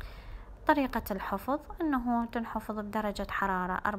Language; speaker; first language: Arabic; native; Arabic